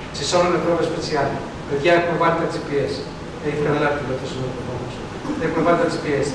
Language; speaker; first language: Italian; non-native, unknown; Greek